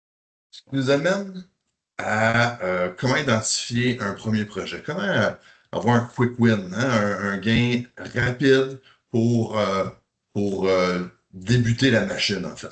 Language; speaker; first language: French; native; French